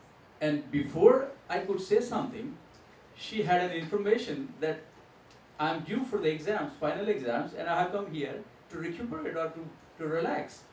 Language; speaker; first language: English; non-native, local second language; Gujarati